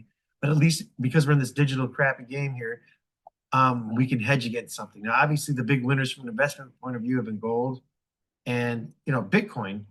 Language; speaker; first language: English; native; English